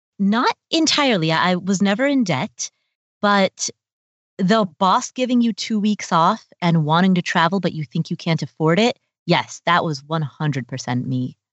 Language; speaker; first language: English; early bilingual, other home language; Nepali